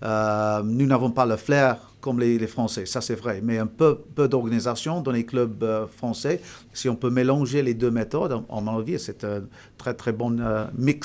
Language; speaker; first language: French; non-native, fluent; English